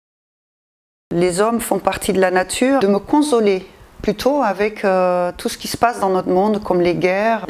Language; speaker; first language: French; non-native, fluent; Dutch